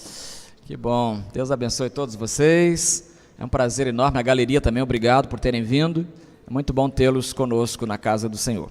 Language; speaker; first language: Portuguese; native; Portuguese